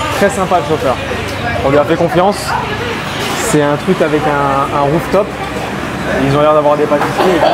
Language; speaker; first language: French; native; French